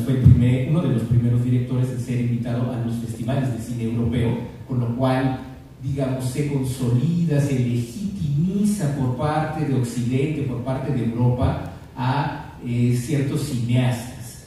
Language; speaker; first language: Spanish; native; Spanish